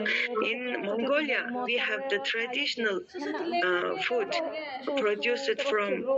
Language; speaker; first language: English; non-native, learner; Mongolian